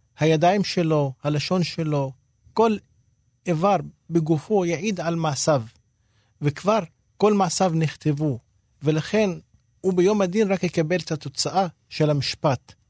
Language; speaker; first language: Hebrew; non-native, local second language; Arabic